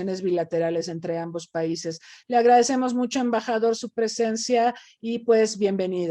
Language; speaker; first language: Spanish; native; Spanish